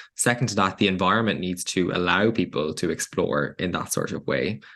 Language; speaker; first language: English; native; English